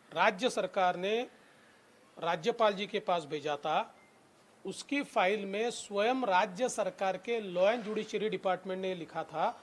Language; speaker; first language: Hindi; non-native, local second language; Marathi